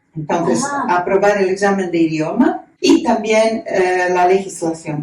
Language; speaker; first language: Spanish; non-native, fluent; Croatian